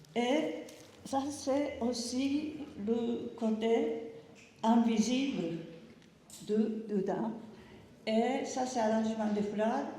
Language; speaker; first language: French; non-native, learner; Japanese